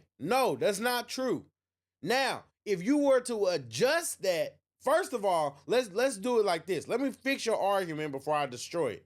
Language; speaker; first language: English; native; English